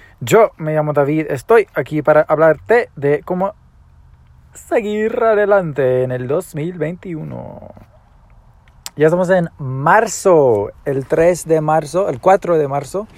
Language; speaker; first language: Spanish; early bilingual, heritage; Spanish